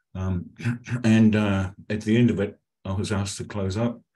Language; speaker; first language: English; native; English